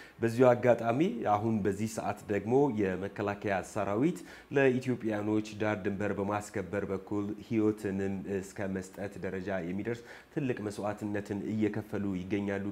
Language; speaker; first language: Amharic; native; Amharic